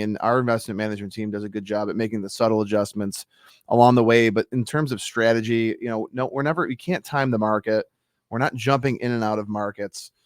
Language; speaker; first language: English; native; English